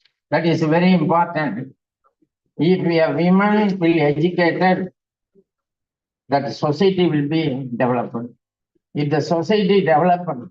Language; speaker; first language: English; non-native, local second language; Tamil